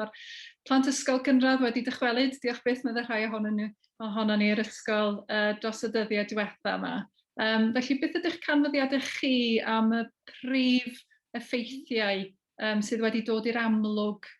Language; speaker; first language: Welsh; native; Welsh